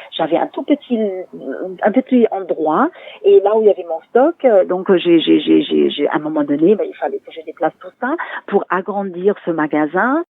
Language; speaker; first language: French; non-native, fluent; German